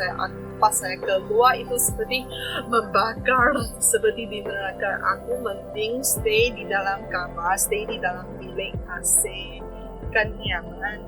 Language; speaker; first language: Indonesian; non-native, fluent; Chinese